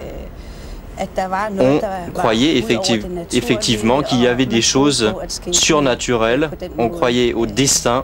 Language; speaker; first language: French; non-native, fluent; Kalaallisut